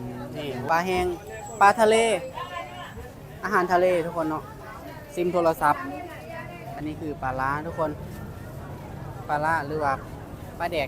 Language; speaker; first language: Thai; non-native, local second language; Northeastern Thai